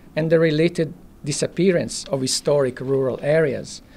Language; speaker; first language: English; non-native, fluent; Italian